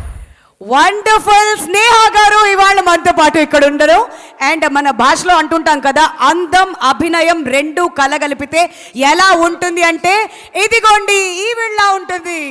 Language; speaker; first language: Telugu; native; Telugu